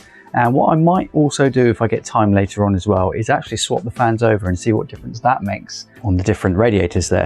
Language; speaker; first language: English; native; English